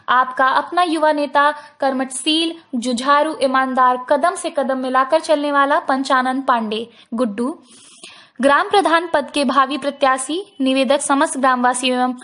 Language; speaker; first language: Hindi; native; Hindi